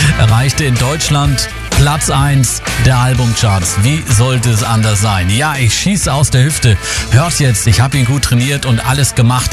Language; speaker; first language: German; native; German